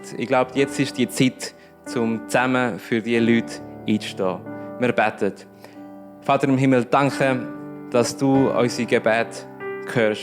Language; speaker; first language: German; native; German